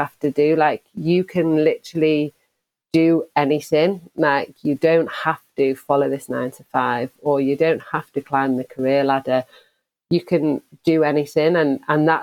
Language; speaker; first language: English; native; English